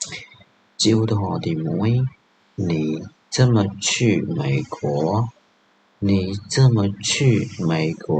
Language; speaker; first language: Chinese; non-native, fluent; Khmer